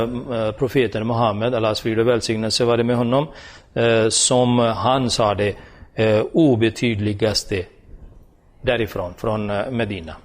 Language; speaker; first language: Swedish; non-native, fluent; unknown